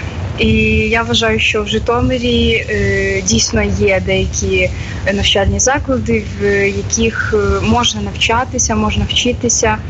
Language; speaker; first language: Ukrainian; native; Ukrainian